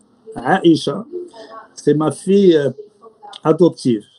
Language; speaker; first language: French; non-native, local second language; Arabic